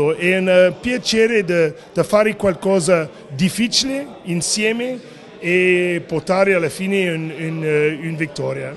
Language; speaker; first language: Italian; non-native, learner; English